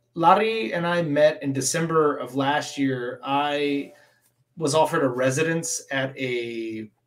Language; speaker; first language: English; native; English